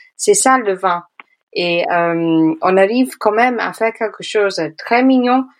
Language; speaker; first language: French; non-native, fluent; English